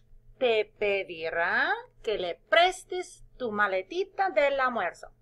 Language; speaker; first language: Spanish; non-native, fluent; English